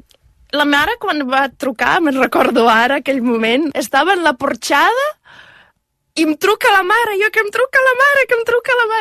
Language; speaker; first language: Catalan; non-native, fluent; Ukrainian